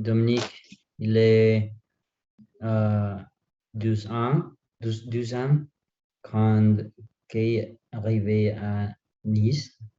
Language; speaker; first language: French; non-native, learner; Spanish